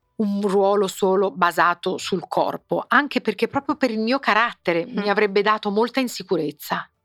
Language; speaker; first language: Italian; native; Italian